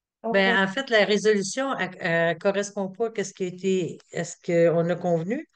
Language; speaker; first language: French; native; French